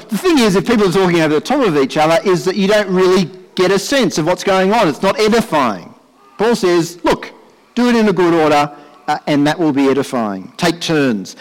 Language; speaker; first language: English; native; English